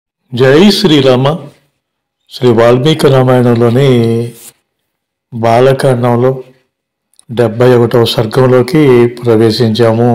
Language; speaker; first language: Telugu; native; Telugu